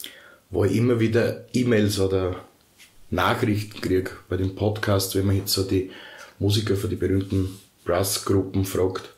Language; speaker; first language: German; native; German